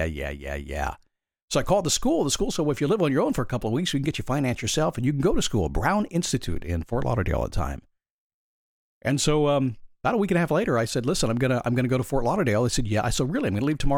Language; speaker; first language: English; native; English